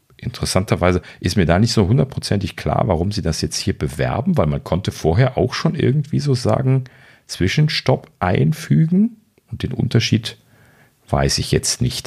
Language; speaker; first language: German; native; German